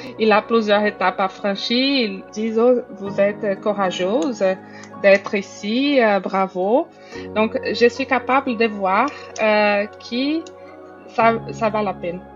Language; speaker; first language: French; non-native, fluent; Portuguese